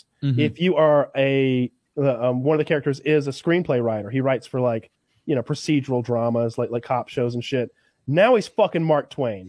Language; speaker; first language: English; native; English